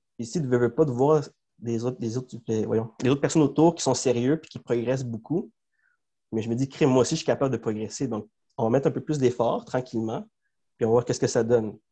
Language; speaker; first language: French; early bilingual, other home language; Spanish